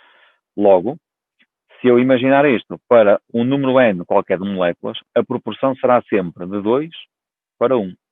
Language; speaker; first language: Portuguese; native; Portuguese